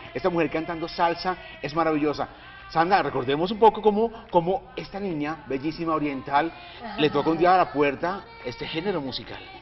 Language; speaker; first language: Spanish; native; Spanish